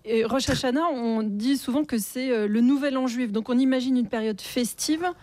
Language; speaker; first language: French; native; French